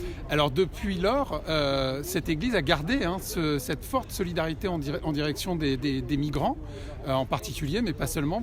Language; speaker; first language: French; native; French